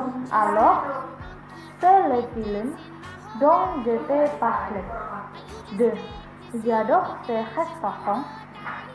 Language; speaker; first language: French; non-native, learner; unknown